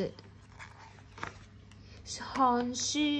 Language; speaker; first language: Chinese; non-native, local second language; Cantonese